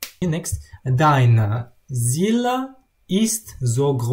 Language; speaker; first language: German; non-native, learner; Russian